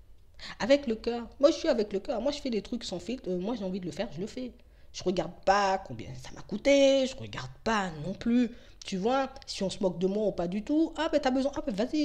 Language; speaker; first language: French; native; French